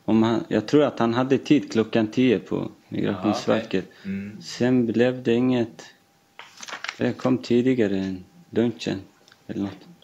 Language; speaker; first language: Swedish; non-native, fluent; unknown